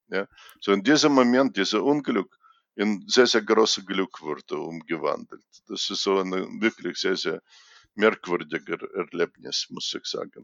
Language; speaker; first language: German; non-native, fluent; Russian